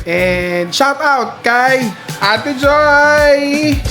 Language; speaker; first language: Filipino; native; Filipino